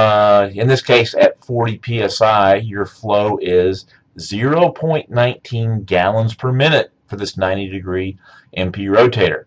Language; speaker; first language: English; native; English